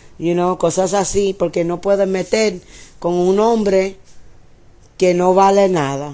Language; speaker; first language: Spanish; early bilingual, heritage; English